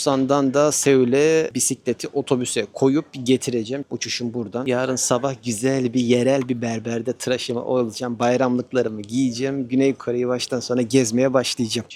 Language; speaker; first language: Turkish; native; Turkish